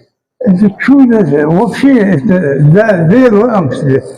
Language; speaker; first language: Russian; non-native, local second language; Chechen